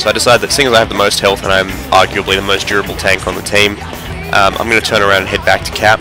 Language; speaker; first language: English; native; English